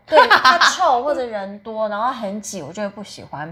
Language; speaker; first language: Chinese; early bilingual, heritage; Chinese